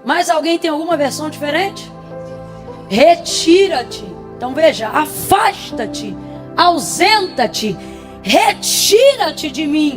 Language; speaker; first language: Portuguese; native; Portuguese